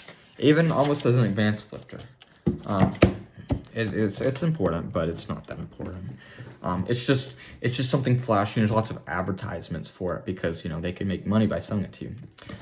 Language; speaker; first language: English; native; English